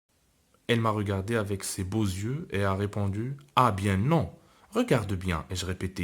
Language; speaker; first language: French; non-native, local second language; Arabic